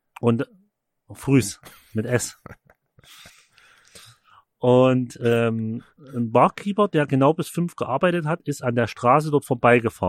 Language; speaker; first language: German; native; German